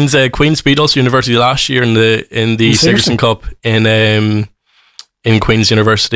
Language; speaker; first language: English; native; English